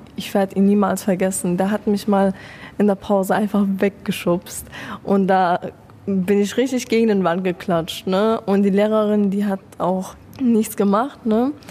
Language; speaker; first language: German; early bilingual, other home language; Persian